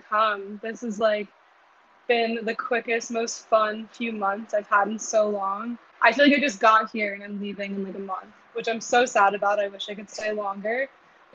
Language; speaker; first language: English; native; English